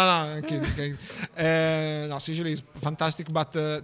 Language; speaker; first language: English; non-native, learner; Italian